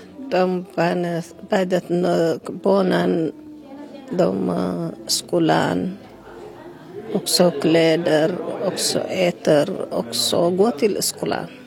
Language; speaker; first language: Swedish; non-native, learner; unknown